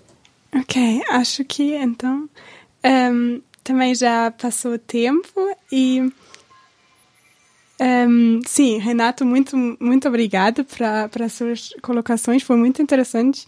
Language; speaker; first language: Portuguese; non-native, fluent; German